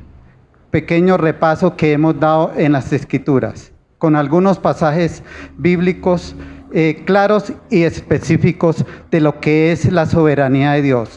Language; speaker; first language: Spanish; native; Spanish